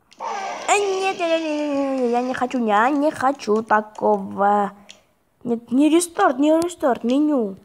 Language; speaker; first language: Russian; non-native, fluent; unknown